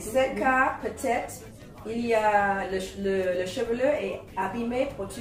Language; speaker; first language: French; non-native, learner; English